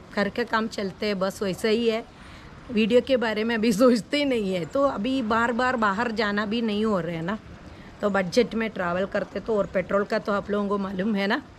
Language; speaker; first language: Hindi; non-native, local second language; Malayalam